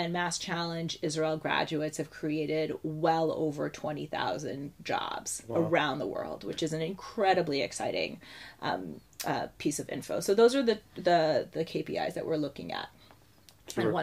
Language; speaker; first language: English; native; English